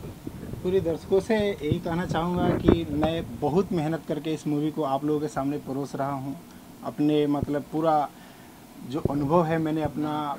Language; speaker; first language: Hindi; native; Hindi